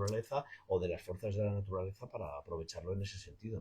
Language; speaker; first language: Spanish; native; Spanish